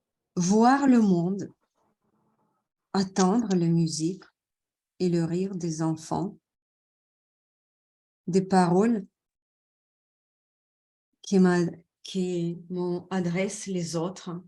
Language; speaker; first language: French; non-native, fluent; Russian